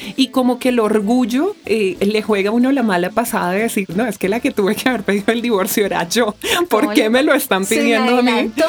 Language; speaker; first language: Spanish; native; Spanish